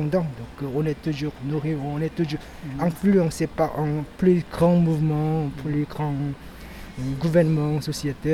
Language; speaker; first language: French; non-native, learner; Korean